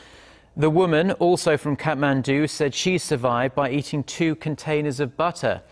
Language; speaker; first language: English; native; English